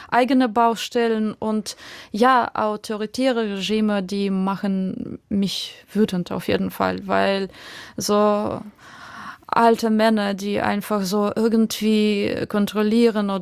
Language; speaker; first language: German; non-native, fluent; Russian